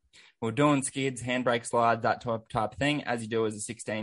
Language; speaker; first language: English; native; English